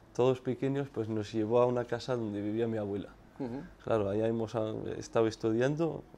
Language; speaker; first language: Spanish; non-native, fluent; Arabic